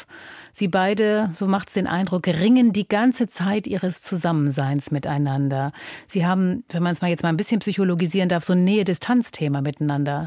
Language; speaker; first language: German; native; German